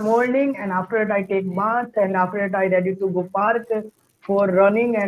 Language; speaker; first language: English; non-native, learner; Hindi